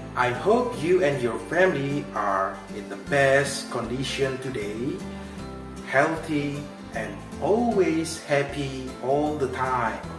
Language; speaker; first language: English; non-native, fluent; Indonesian